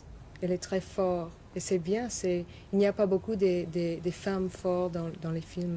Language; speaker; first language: French; non-native, learner; English